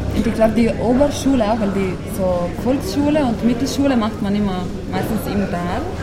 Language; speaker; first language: German; non-native, local second language; Ladin